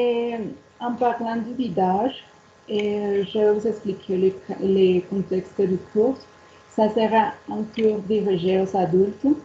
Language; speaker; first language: French; non-native, learner; Spanish